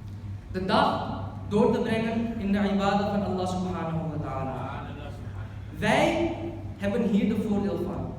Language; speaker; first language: Dutch; early bilingual, other home language; Urdu